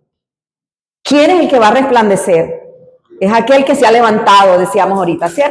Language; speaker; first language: Spanish; native; Spanish